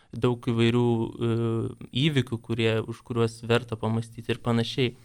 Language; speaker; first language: Lithuanian; native; Lithuanian